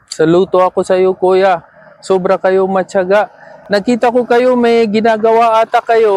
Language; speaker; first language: Filipino; non-native, learner; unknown